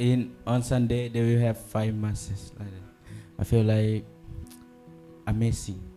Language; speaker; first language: English; non-native, learner; Thai